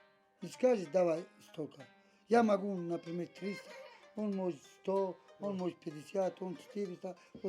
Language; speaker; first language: Russian; non-native, learner; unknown